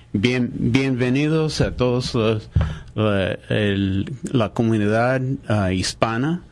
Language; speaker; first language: Spanish; non-native, learner; English